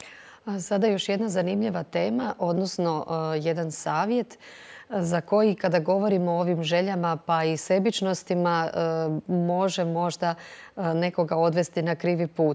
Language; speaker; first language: Croatian; native; Croatian